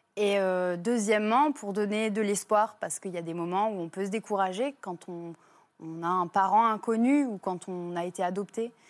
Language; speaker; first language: French; native; French